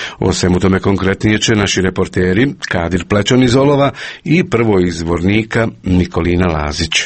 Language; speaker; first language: Croatian; native; Croatian